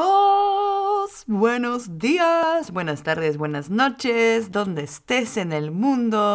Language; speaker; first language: Spanish; non-native, fluent; Dutch